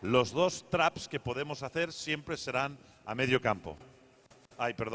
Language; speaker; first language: Spanish; native; Spanish